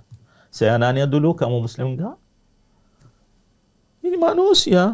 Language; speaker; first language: Indonesian; non-native, learner; Arabic